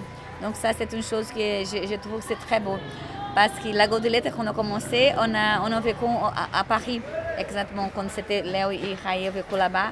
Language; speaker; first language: French; non-native, fluent; Portuguese